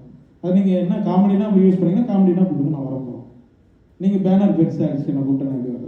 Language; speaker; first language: Tamil; native; Tamil